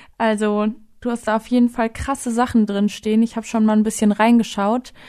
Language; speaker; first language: German; native; German